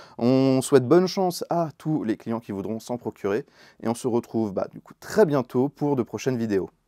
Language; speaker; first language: French; native; French